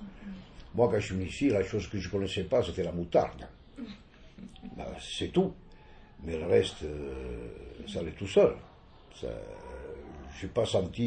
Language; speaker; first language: French; non-native, fluent; Italian